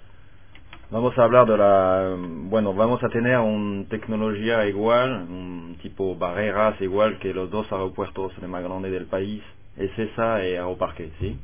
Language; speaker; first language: Spanish; non-native, fluent; French